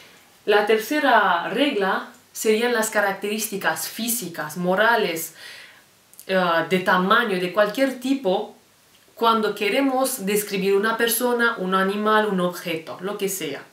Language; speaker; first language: Spanish; non-native, fluent; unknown